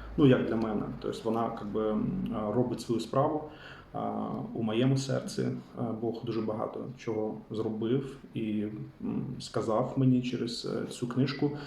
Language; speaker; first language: Ukrainian; non-native, local second language; Russian